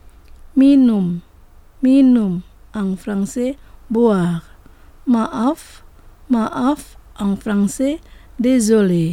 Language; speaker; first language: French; non-native, fluent; Indonesian